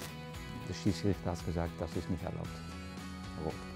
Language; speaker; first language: German; non-native, fluent; Dutch